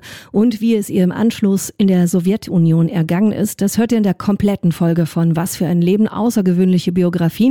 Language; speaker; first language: German; native; German